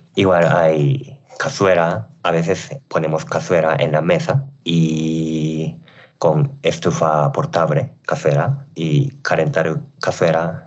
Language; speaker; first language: Spanish; non-native, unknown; Japanese